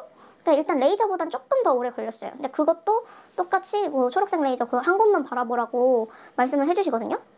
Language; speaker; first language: Korean; native; Korean